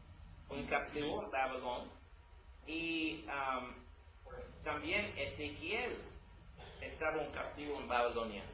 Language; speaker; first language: Spanish; non-native, learner; English